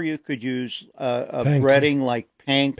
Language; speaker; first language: English; native; English